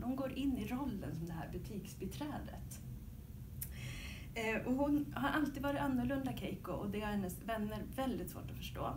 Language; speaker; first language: Swedish; native; Swedish